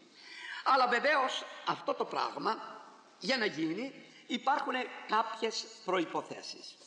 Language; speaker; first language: Greek; native; Greek